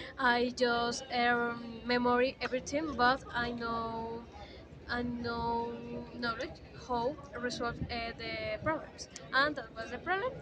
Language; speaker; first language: English; non-native, learner; Spanish